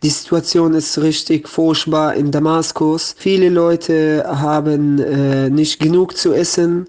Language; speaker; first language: German; non-native, learner; Arabic